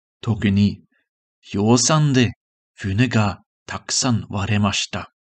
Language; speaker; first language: Japanese; non-native, learner; English